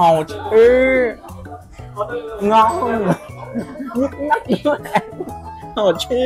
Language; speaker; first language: Chinese; early bilingual, heritage; Vietnamese